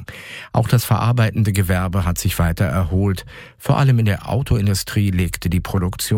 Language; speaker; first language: German; native; German